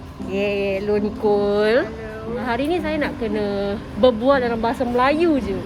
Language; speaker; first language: Malay; native; Malay